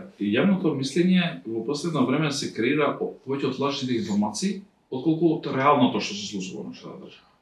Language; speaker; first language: Macedonian; non-native, local second language; Albanian